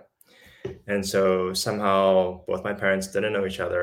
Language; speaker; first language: English; early bilingual, other home language; Chinese